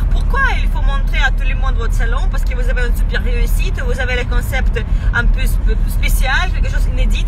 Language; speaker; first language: French; non-native, fluent; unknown